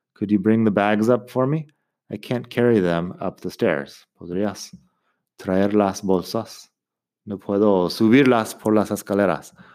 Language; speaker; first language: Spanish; non-native, fluent; English